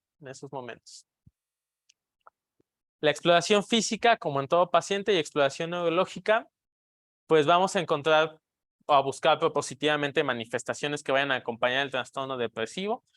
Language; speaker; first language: Spanish; native; Spanish